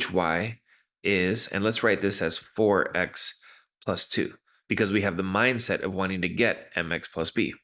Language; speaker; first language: English; native; English